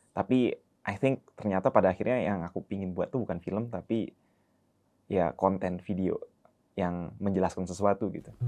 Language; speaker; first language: Indonesian; early bilingual, heritage; Indonesian